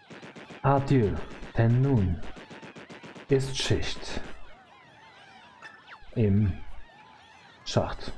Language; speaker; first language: German; native; German